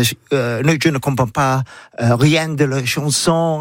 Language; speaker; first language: French; non-native, learner; English